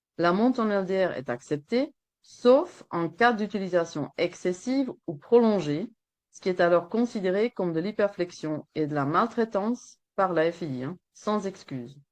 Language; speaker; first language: French; non-native, local second language; Dutch